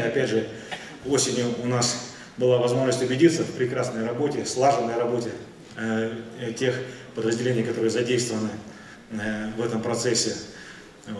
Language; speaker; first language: Russian; native; Russian